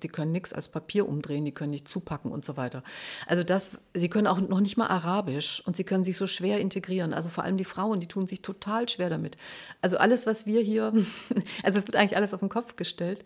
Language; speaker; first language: German; native; German